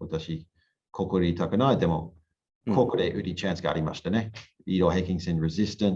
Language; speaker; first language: Japanese; non-native, learner; English